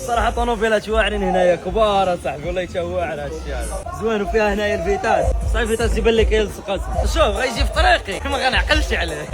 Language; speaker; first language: Arabic; native; Arabic